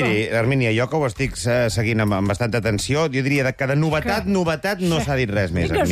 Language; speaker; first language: Catalan; native; Catalan